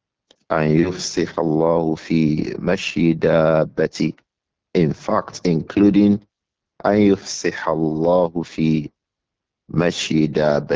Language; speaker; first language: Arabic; non-native, fluent; Yoruba